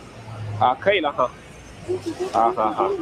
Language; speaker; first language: Chinese; non-native, learner; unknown